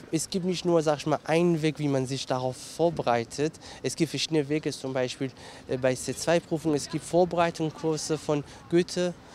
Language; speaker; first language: German; non-native, fluent; Kurdish